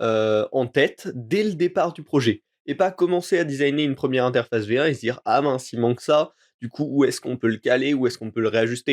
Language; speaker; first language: French; native; French